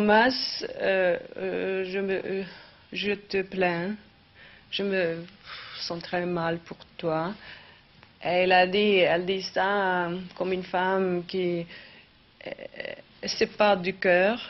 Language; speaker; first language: French; non-native, fluent; Swedish